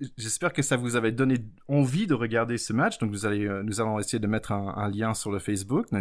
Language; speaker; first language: French; non-native, fluent; English